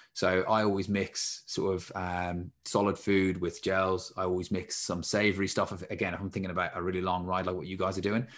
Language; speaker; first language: English; native; English